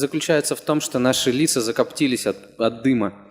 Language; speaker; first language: Russian; native; Russian